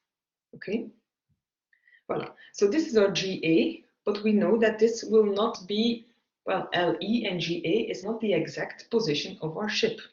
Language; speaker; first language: English; non-native, fluent; Dutch